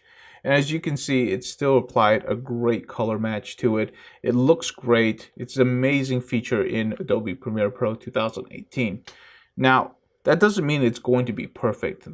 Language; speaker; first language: English; native; English